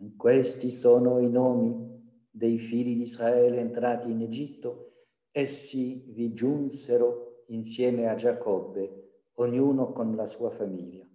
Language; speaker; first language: Italian; non-native, fluent; French